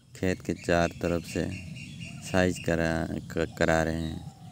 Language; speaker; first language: Hindi; non-native, local second language; Odia